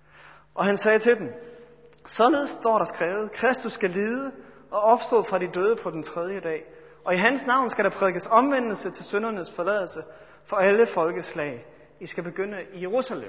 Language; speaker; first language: Danish; native; Danish